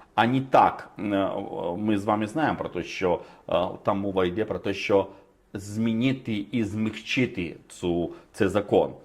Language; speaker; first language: Ukrainian; non-native, fluent; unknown